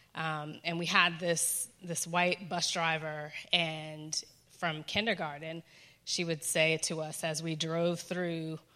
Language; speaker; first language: English; native; English